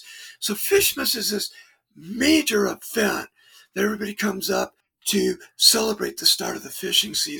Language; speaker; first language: English; native; English